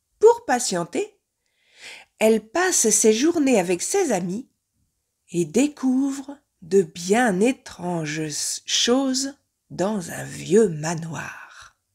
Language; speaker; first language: French; native; French